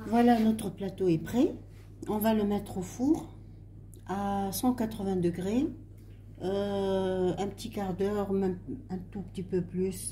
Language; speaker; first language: French; non-native, local second language; Arabic